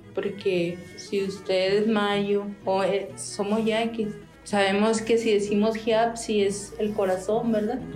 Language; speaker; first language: Spanish; non-native, local second language; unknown